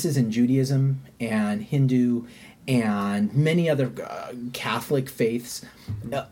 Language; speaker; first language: English; native; English